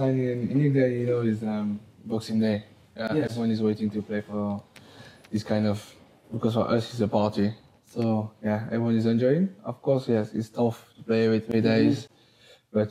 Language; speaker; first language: English; non-native, learner; French